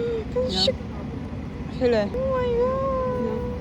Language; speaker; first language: German; non-native, learner; Korean